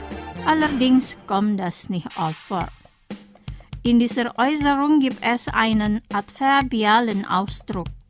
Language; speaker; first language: German; non-native, fluent; Indonesian